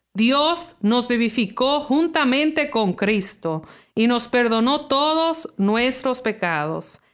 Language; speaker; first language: Spanish; early bilingual, heritage; English